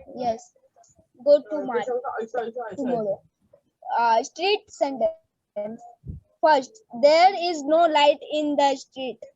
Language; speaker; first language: English; non-native, learner; Hindi